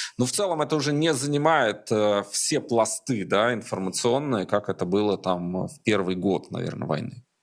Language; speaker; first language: Russian; native; Russian